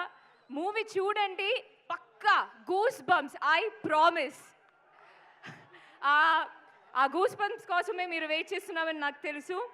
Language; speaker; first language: Telugu; non-native, fluent; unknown